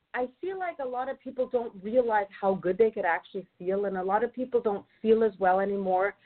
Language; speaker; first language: English; non-native, fluent; German